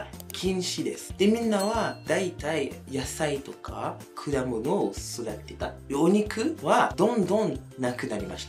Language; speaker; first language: Japanese; non-native, fluent; French